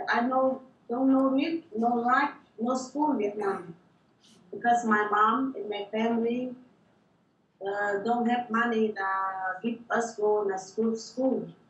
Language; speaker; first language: English; non-native, learner; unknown